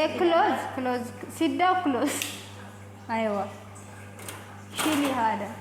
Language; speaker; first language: Arabic; non-native, learner; Amharic